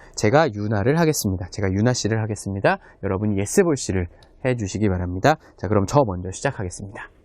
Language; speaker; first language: Korean; native; Korean